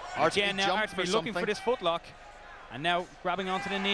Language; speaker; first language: English; native; English